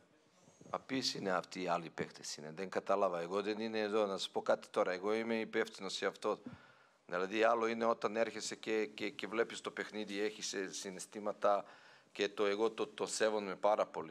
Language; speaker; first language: Greek; non-native, fluent; Serbian